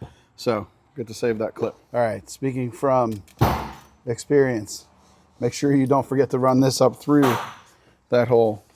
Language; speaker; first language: English; native; English